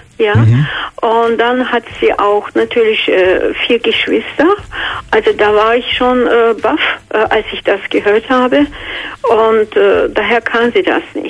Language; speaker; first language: German; non-native, fluent; Georgian